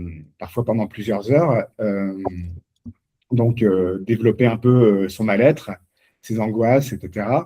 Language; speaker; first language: French; native; French